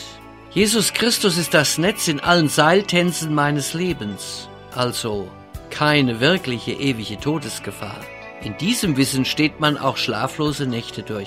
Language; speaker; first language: German; native; German